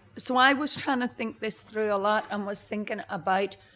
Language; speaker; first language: English; native; English